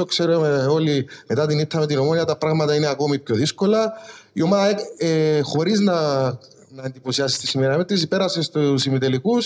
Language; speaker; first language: Greek; native; Greek